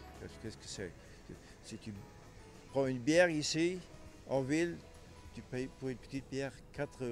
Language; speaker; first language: French; non-native, local second language; Luxembourgish